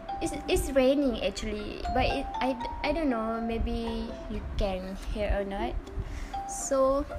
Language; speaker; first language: English; non-native, learner; Malay